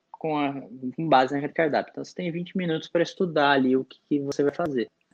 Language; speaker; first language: Portuguese; native; Portuguese